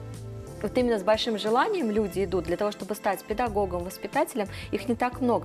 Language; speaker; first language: Russian; native; Russian